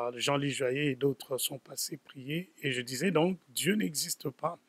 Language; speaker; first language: French; non-native, local second language; Lingala